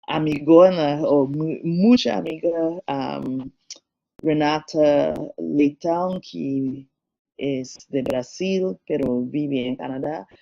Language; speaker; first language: Spanish; non-native, learner; English